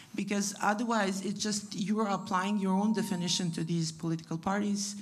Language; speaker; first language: English; non-native, fluent; Italian